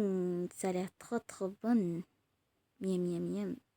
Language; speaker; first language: French; non-native, learner; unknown